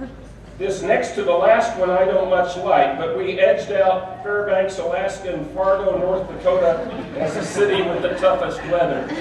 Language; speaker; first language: English; native; English